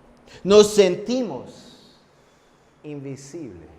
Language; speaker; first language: Spanish; non-native, fluent; English